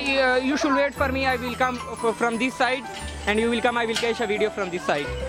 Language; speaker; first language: English; non-native, learner; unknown